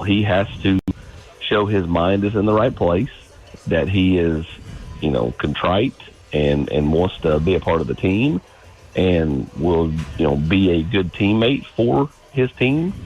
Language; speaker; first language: English; native; English